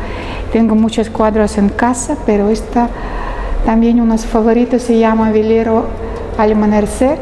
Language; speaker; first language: Spanish; non-native, learner; Russian